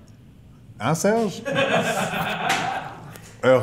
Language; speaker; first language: French; native; French